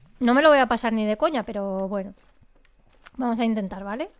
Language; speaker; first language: Spanish; native; Spanish